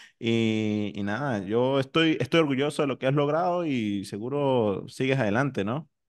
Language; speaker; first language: Spanish; native; Spanish